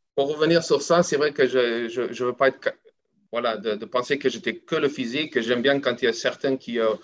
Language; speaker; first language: French; non-native, fluent; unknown